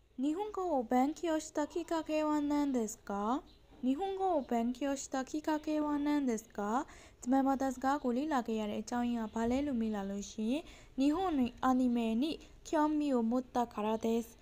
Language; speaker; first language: Japanese; non-native, learner; Burmese